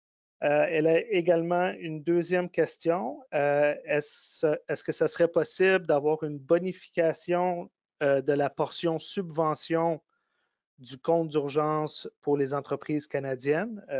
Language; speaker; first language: French; native; French